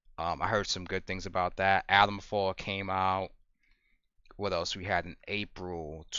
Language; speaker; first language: English; native; English